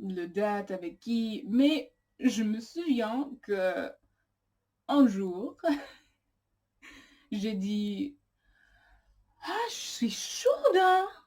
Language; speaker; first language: French; non-native, learner; English